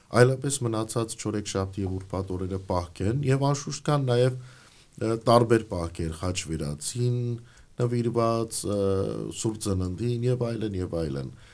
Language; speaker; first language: Armenian; native; Armenian